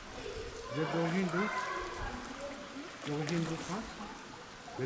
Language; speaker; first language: French; non-native, fluent; Arabic